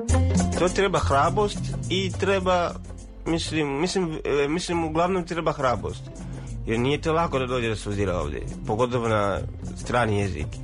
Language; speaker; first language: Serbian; non-native, fluent; Swahili